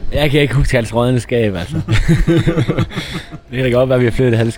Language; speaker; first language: Danish; native; Danish